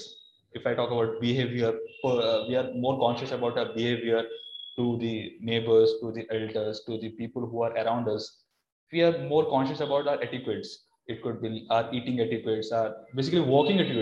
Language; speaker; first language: English; non-native, local second language; Odia